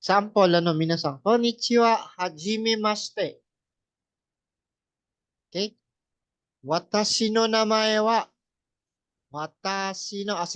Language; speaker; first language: Japanese; non-native, fluent; Filipino